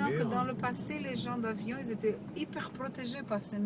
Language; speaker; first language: French; non-native, learner; Portuguese